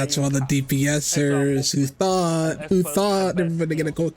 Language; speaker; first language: English; native; English